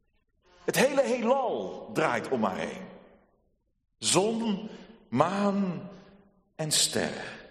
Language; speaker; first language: Dutch; native; Dutch